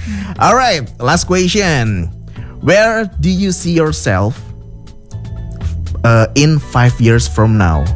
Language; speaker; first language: English; non-native, learner; Indonesian